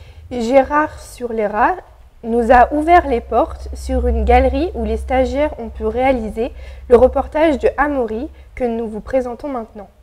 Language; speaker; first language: French; native; French